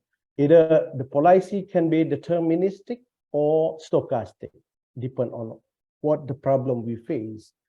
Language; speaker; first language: English; non-native, fluent; Indonesian